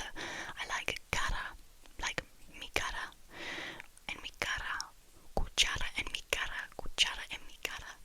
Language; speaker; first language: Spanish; non-native, learner; English